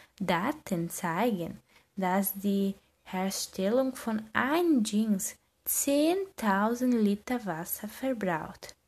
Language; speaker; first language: German; non-native, learner; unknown